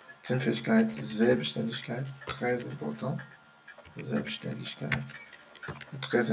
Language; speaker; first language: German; non-native, fluent; French